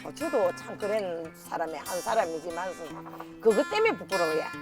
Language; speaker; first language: Korean; native; Korean